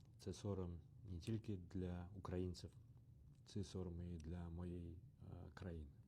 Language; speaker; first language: Ukrainian; non-native, learner; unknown